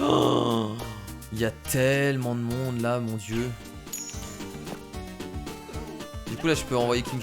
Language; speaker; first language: French; native; French